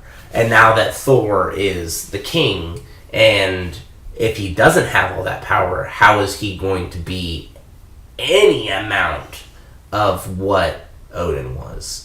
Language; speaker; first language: English; native; English